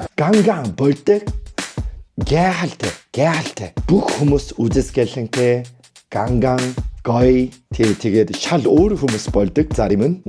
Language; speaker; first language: Mongolian; non-native, fluent; Korean